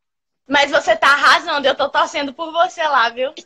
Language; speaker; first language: Portuguese; native; Portuguese